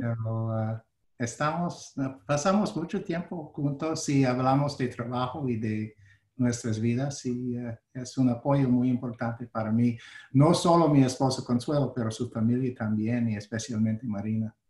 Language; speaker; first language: Spanish; non-native, fluent; English